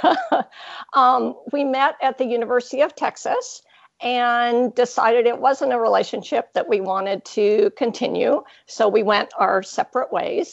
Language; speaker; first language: English; native; English